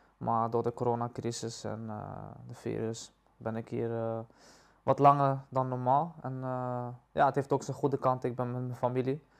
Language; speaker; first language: Dutch; early bilingual, other home language; Persian